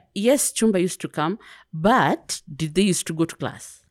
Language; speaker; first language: English; non-native, local second language; Kikuyu